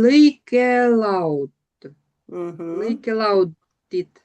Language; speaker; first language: Estonian; non-native, learner; Russian